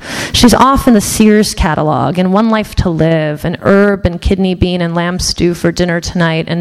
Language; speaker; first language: English; early bilingual, other home language; Persian